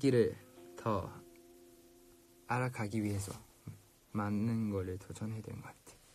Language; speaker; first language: Korean; non-native, fluent; Thai